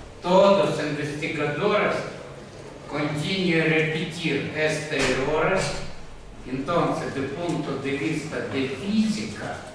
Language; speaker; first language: Spanish; non-native, fluent; Russian